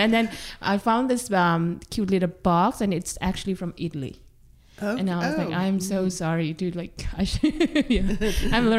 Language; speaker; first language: English; non-native, local second language; Sherpa